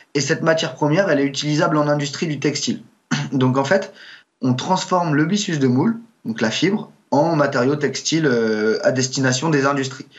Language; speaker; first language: French; native; French